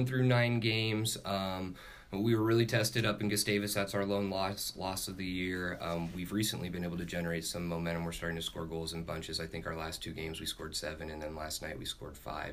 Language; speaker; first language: English; native; English